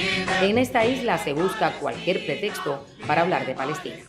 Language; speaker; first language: Spanish; native; Spanish